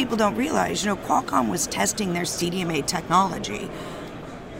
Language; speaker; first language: English; native; English